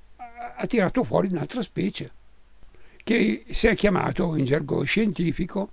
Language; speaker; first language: Italian; native; Italian